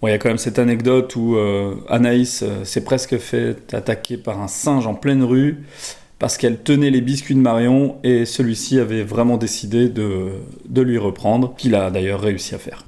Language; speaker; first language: French; native; French